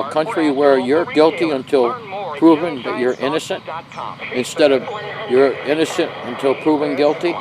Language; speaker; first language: English; native; English